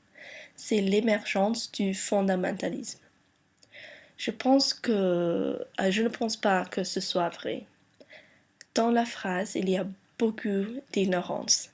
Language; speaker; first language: French; non-native, learner; English